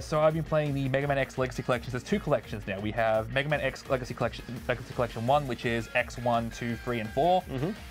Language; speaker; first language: English; native; English